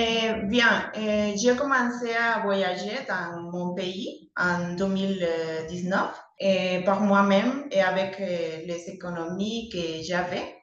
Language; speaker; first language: French; non-native, learner; Spanish